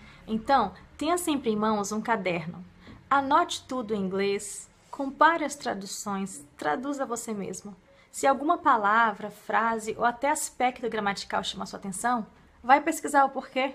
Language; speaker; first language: Portuguese; native; Portuguese